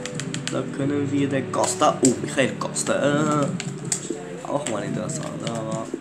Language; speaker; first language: German; early bilingual, other home language; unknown